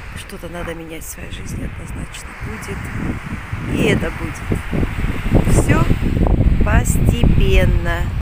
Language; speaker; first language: Russian; non-native, local second language; Georgian